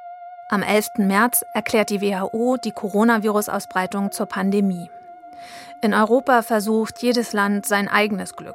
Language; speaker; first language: German; native; German